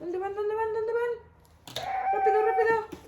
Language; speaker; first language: Spanish; native; Spanish